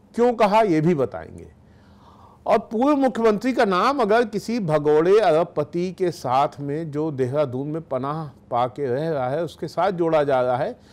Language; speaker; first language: Hindi; native; Hindi